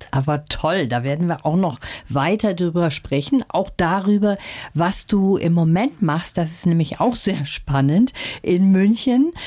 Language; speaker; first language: German; native; German